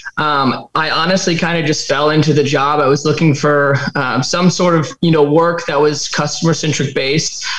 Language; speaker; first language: English; native; English